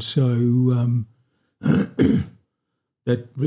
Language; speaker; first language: English; native; English